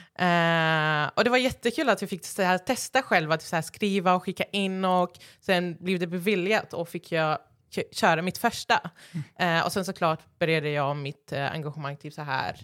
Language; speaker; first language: Swedish; early bilingual, other home language; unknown